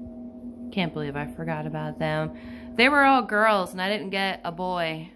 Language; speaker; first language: English; native; English